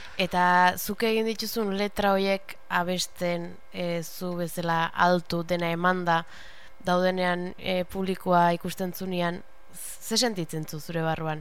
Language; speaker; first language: Basque; native; Basque